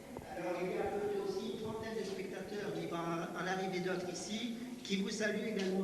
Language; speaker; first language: French; native; French